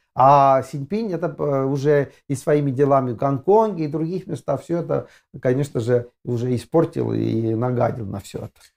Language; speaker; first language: Russian; non-native, fluent; Estonian